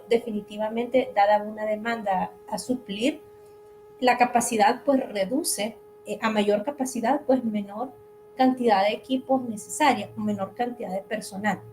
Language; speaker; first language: Spanish; native; Spanish